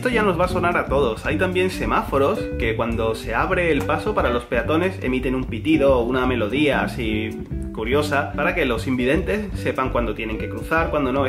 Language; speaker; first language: Spanish; native; Spanish